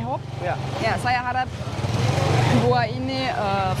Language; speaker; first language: Indonesian; non-native, learner; German